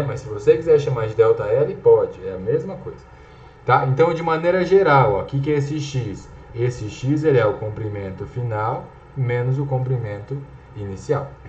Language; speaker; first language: Portuguese; native; Portuguese